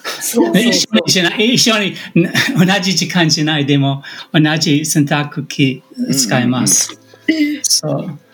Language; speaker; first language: Japanese; non-native, learner; English